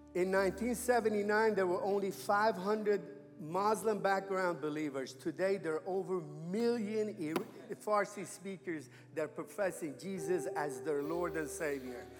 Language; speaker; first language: English; non-native, fluent; Persian